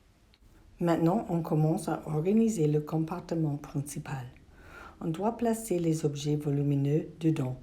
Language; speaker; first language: French; non-native, learner; English